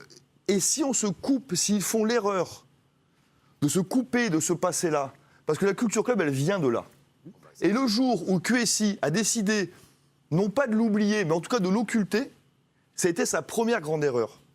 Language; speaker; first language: French; native; French